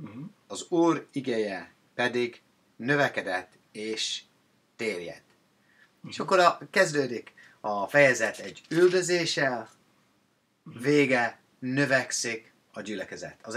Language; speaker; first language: Hungarian; non-native, learner; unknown